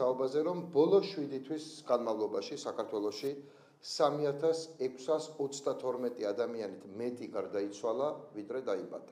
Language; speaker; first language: Georgian; native; Georgian